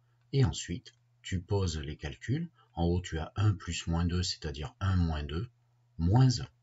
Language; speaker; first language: French; native; French